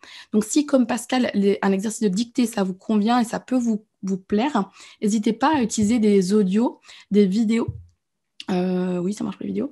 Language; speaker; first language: French; native; French